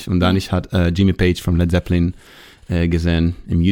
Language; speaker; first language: German; non-native, learner; Hebrew